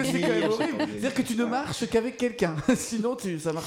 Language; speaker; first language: French; native; French